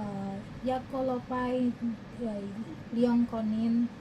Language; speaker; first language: Cantonese; non-native, learner; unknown